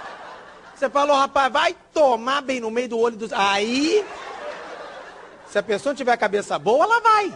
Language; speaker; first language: Portuguese; native; Portuguese